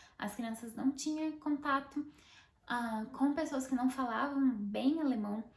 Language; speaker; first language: Portuguese; native; Portuguese